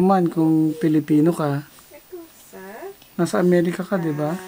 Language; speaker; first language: Filipino; native; Filipino